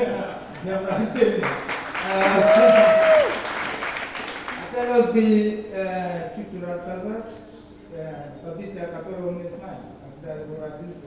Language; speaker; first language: Russian; non-native, learner; Yoruba